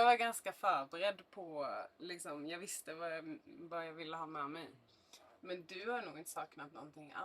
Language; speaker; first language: Swedish; native; Swedish